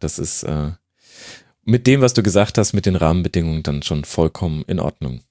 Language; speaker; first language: German; native; German